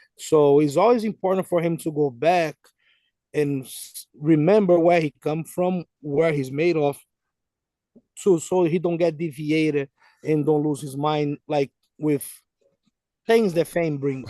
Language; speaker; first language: English; non-native, fluent; Portuguese